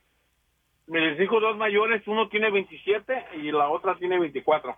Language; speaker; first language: Spanish; early bilingual, heritage; Spanish